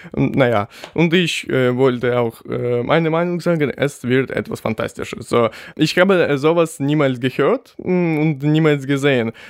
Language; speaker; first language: German; non-native, learner; Ukrainian